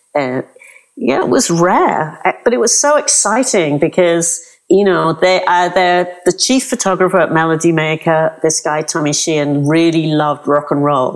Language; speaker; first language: English; native; English